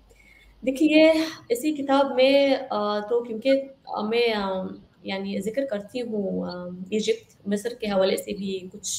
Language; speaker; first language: Hindi; non-native, fluent; Arabic